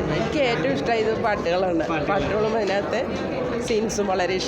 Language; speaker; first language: Malayalam; native; Malayalam